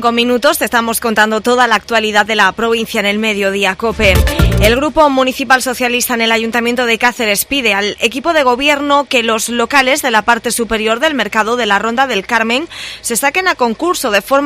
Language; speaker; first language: Spanish; native; Spanish